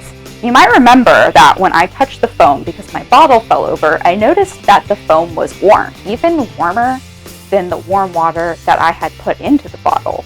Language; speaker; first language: English; native; English